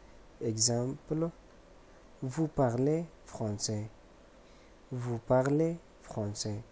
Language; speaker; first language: French; non-native, fluent; Pashto